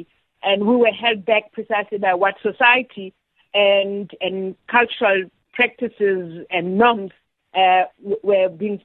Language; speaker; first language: English; non-native, local second language; Southern Sotho